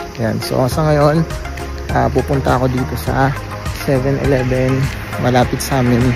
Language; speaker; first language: Filipino; native; Filipino